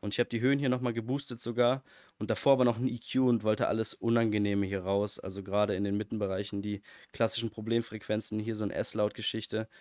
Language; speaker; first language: German; native; German